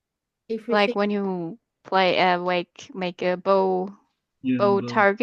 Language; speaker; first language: English; non-native, learner; German